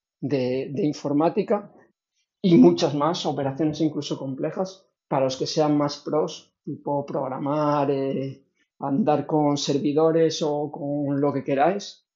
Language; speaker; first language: Spanish; native; Spanish